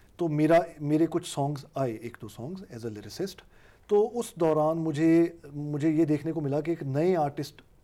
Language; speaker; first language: Hindi; non-native, local second language; Punjabi